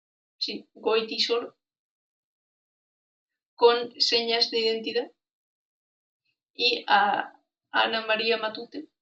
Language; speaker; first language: Spanish; native; Spanish